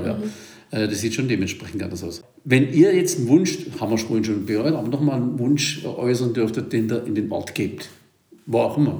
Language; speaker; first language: German; native; German